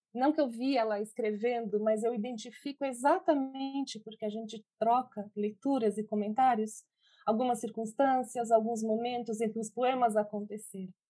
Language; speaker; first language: Portuguese; early bilingual, other home language; Spanish